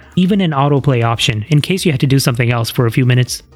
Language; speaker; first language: English; non-native, local second language; Hindi